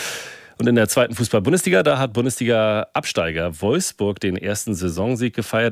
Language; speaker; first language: German; native; German